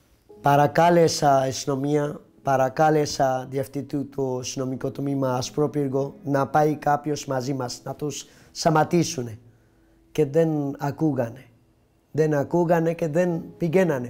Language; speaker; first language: Greek; non-native, fluent; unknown